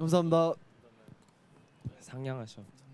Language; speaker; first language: Korean; non-native, fluent; Cantonese